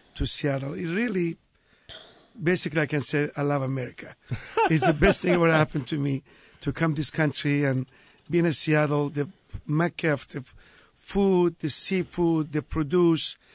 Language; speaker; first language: English; non-native, fluent; Italian